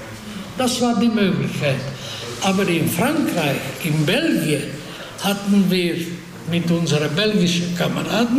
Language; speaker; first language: German; non-native, fluent; Hungarian